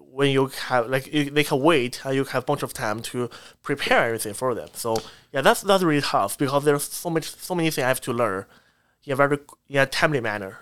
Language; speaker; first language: English; non-native, fluent; Chinese